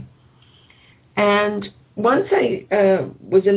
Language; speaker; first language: English; native; English